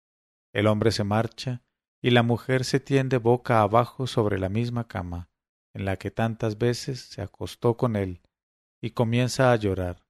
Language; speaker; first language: Spanish; native; Spanish